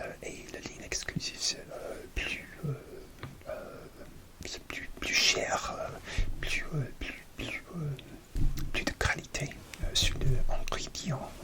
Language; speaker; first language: French; non-native, learner; English